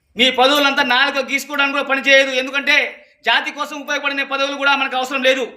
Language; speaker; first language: Telugu; non-native, local second language; Lambadi